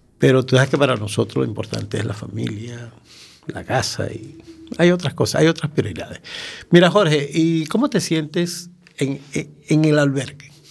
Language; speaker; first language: Spanish; native; Spanish